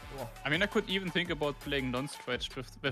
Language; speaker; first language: English; non-native, fluent; German